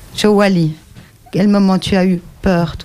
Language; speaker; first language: French; native; French